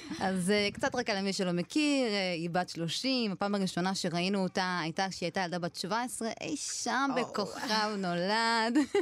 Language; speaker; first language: Hebrew; native; Hebrew